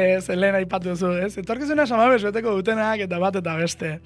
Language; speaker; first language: Basque; native; Basque